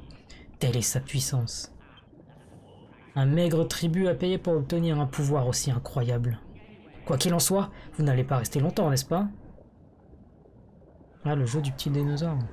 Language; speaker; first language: French; native; French